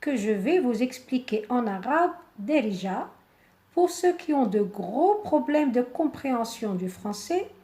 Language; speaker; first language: French; non-native, local second language; Arabic